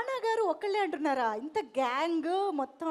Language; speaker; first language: Telugu; native; Telugu